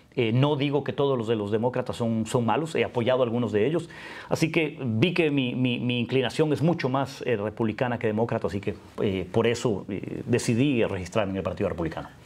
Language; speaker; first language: Spanish; native; Spanish